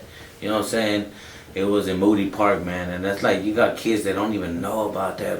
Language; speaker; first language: English; native; English